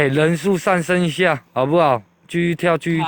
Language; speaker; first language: Chinese; native; Chinese